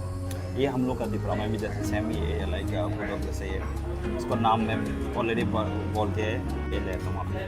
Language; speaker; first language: Hindi; non-native, local second language; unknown